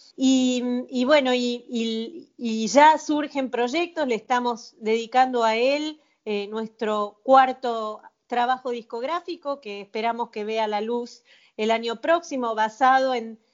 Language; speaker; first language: Spanish; native; Spanish